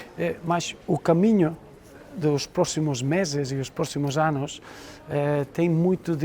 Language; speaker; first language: Portuguese; non-native, fluent; Spanish